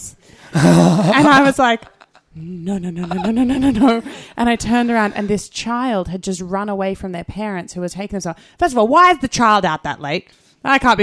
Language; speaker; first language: English; native; English